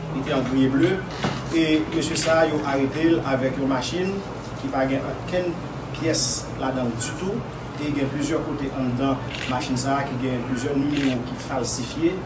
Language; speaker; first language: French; non-native, local second language; Haitian Creole